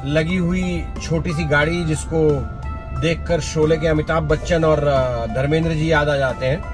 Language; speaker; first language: Hindi; native; Hindi